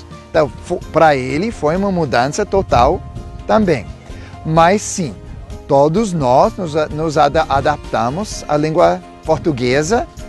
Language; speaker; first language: Portuguese; non-native, fluent; English